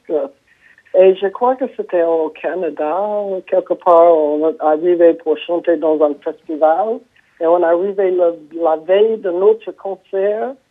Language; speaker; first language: French; non-native, fluent; English